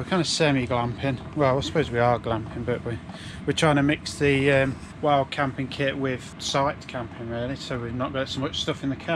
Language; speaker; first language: English; native; English